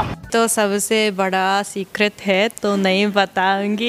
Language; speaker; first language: Hindi; non-native, fluent; Japanese